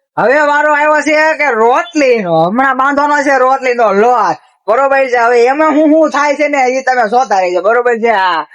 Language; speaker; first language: Gujarati; native; Gujarati